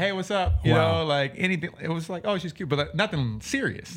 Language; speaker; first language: English; native; English